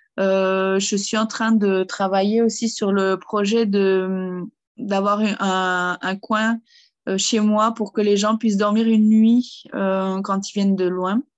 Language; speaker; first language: French; early bilingual, other home language; German